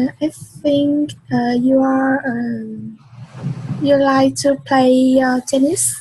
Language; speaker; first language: English; non-native, learner; Vietnamese